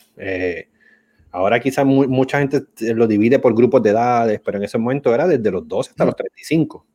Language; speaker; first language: Spanish; native; Spanish